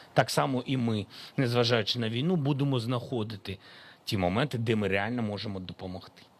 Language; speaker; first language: Ukrainian; non-native, local second language; Russian